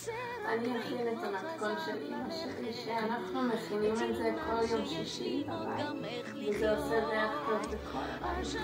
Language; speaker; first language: Hebrew; non-native, learner; English